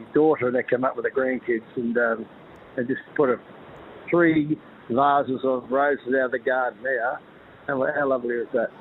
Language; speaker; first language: English; native; English